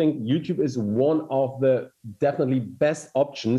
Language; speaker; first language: English; non-native, fluent; German